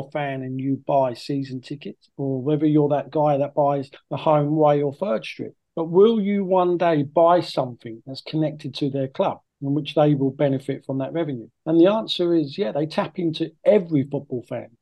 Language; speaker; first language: English; native; English